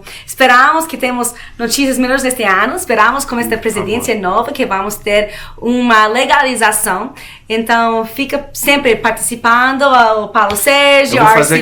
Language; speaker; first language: Portuguese; non-native, fluent; Spanish